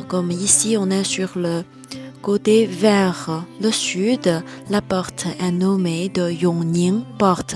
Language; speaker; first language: French; non-native, fluent; Chinese